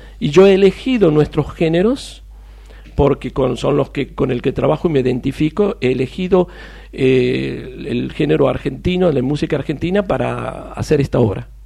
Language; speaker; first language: Spanish; native; Spanish